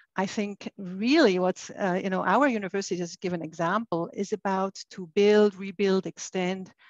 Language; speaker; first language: English; non-native, fluent; German